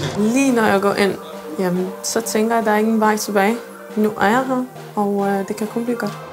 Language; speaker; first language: Danish; early bilingual, other home language; Arabic